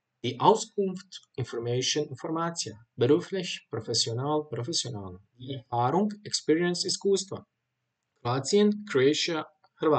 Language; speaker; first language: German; non-native, fluent; Bosnian